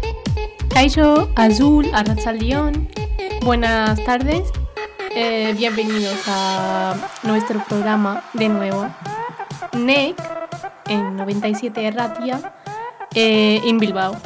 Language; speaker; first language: Spanish; non-native, local second language; Berber languages